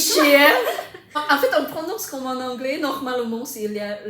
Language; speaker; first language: French; non-native, fluent; Indonesian